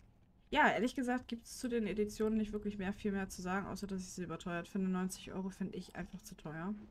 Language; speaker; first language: German; native; German